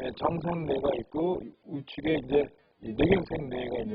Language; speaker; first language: Korean; native; Korean